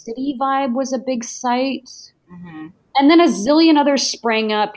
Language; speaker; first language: English; native; English